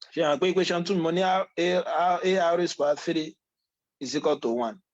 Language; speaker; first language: English; non-native, local second language; Yoruba